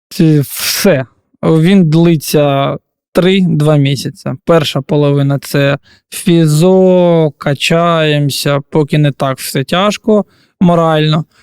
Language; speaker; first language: Ukrainian; non-native, local second language; Russian